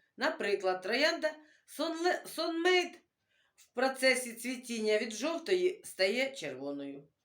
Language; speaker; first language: Ukrainian; non-native, local second language; Russian